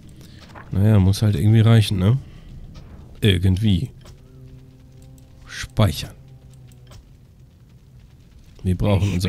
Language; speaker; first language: German; native; German